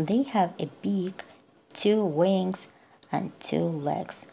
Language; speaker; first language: English; non-native, fluent; Azerbaijani